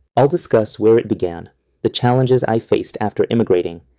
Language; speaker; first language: English; non-native, fluent; Persian